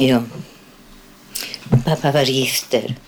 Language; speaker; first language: Swedish; non-native, fluent; Polish